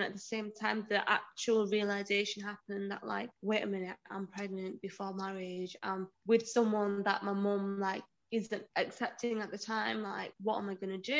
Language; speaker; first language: English; native; English